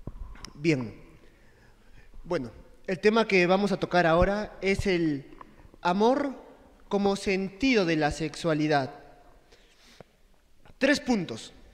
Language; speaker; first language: Spanish; native; Spanish